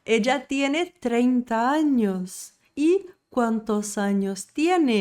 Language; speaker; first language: Spanish; non-native, fluent; Portuguese